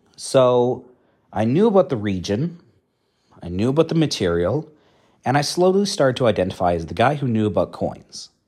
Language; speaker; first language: English; native; English